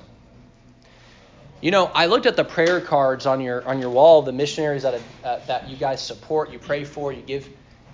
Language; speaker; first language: English; native; English